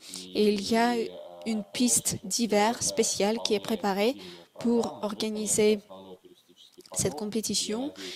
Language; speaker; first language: French; non-native, fluent; Russian